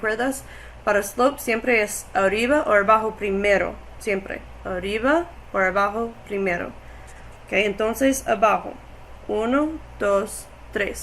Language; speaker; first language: Spanish; non-native, learner; English